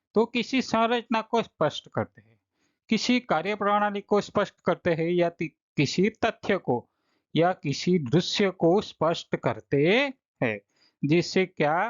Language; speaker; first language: Hindi; non-native, local second language; Gujarati